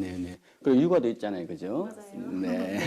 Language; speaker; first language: Korean; native; Korean